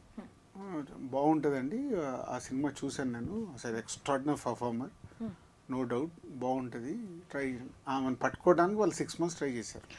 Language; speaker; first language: Telugu; native; Telugu